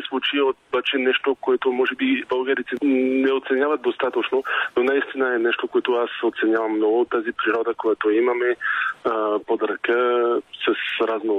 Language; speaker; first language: Bulgarian; non-native, fluent; French